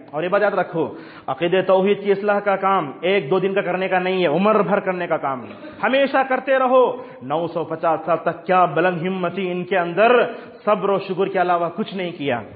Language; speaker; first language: Urdu; native; Urdu